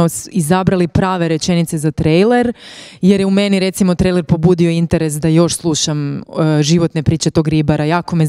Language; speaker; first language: Croatian; native; Croatian